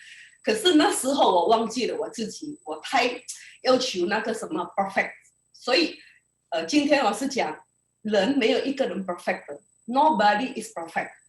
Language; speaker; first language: Chinese; early bilingual, heritage; Indonesian